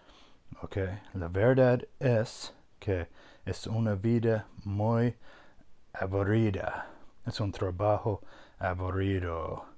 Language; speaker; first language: Spanish; non-native, fluent; English